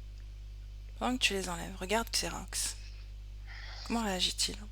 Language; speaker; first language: French; native; French